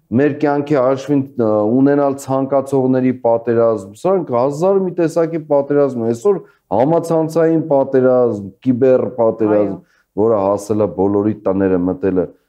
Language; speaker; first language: Armenian; native; Armenian